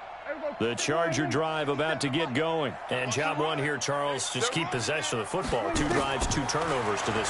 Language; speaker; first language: English; native; English